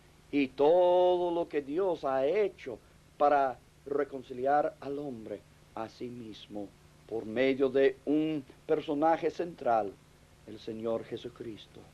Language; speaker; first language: Spanish; non-native, fluent; English